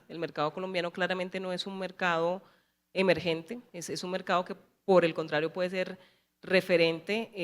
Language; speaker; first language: Spanish; native; Spanish